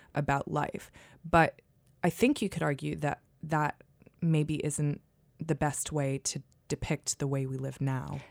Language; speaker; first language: English; native; English